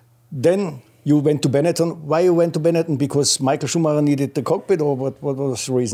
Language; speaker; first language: English; non-native, fluent; German